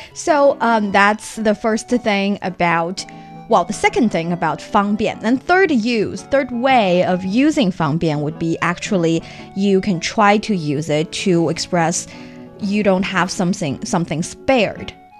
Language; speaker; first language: English; non-native, fluent; Chinese